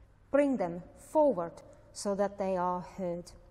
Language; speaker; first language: English; non-native, fluent; Estonian